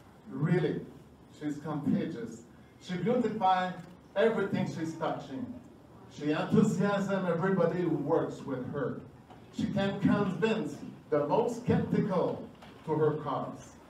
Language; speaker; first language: English; non-native, fluent; French